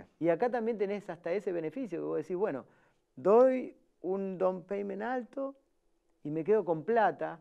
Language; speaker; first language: Spanish; native; Spanish